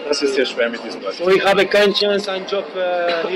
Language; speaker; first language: German; non-native, learner; English